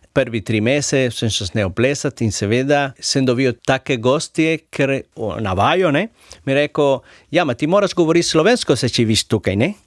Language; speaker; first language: Slovenian; non-native, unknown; Spanish